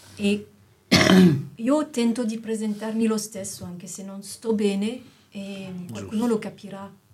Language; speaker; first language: Italian; non-native, fluent; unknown